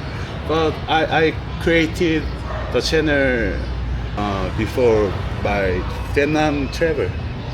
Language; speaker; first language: English; non-native, learner; Korean